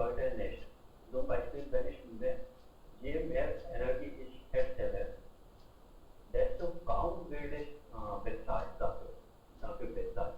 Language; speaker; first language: German; non-native, learner; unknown